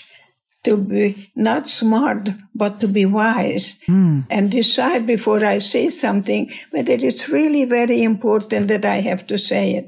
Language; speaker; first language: English; non-native, fluent; Hungarian